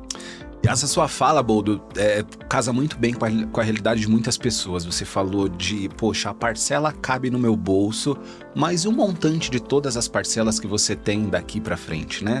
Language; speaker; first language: Portuguese; native; Portuguese